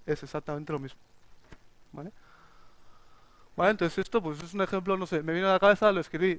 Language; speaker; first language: Spanish; native; Spanish